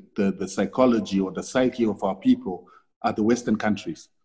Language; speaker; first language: English; non-native, local second language; Shona